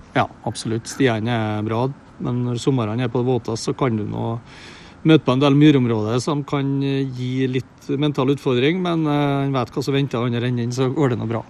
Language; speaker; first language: Norwegian; native; Norwegian